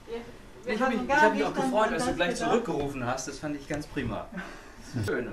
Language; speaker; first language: German; native; German